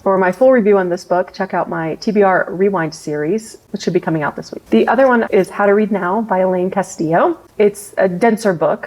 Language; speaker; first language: English; native; English